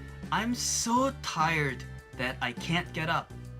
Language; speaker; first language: English; non-native, fluent; Korean